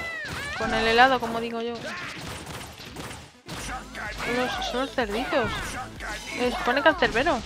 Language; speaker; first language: Spanish; native; Spanish